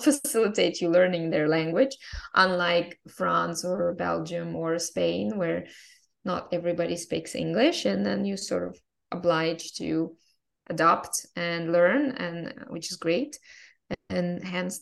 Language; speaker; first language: English; non-native, fluent; Russian